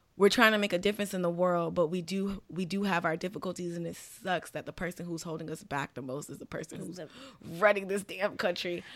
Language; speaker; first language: English; native; English